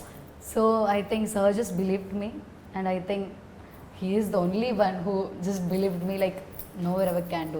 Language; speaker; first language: Telugu; non-native, learner; Malayalam